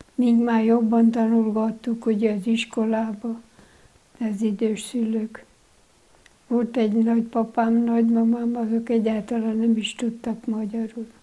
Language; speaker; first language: Hungarian; non-native, local second language; German